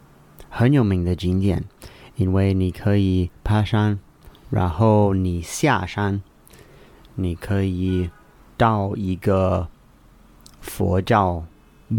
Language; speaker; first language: Chinese; non-native, learner; English